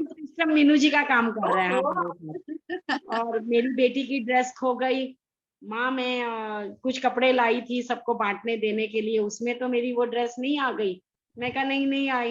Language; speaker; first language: Hindi; native; Hindi